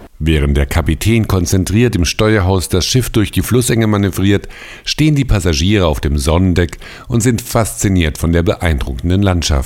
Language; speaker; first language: German; native; German